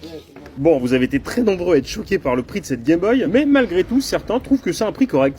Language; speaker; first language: French; native; French